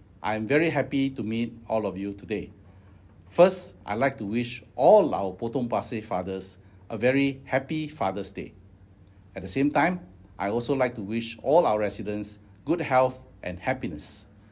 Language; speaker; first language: English; non-native, local second language; Chinese